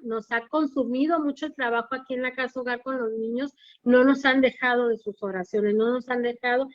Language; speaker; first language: Spanish; native; Spanish